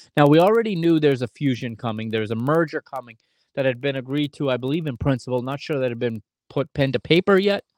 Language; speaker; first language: English; native; English